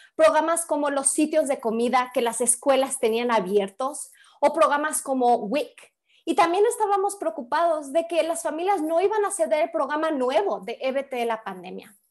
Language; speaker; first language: Spanish; early bilingual, heritage; Spanish